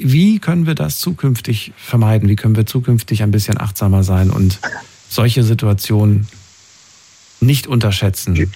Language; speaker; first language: German; native; German